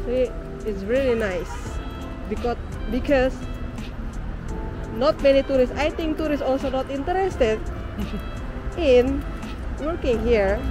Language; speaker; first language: English; non-native, learner; Indonesian